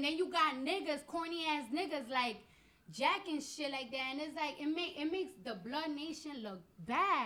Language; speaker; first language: English; early bilingual, other home language; Spanish